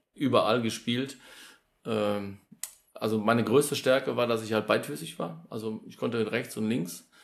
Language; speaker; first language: German; early bilingual, other home language; Polish